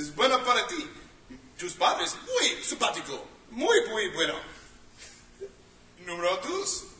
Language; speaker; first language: Spanish; non-native, learner; English